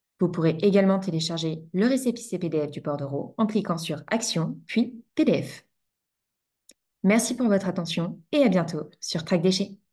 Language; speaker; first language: French; native; French